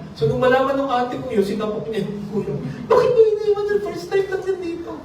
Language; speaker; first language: Filipino; non-native, local second language; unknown